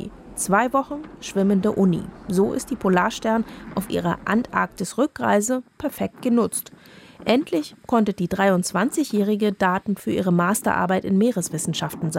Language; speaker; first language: German; native; German